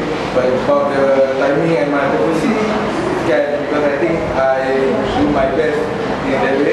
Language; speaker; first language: English; non-native, learner; Malay